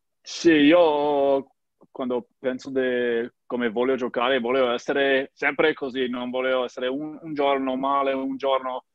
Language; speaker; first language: Italian; non-native, learner; English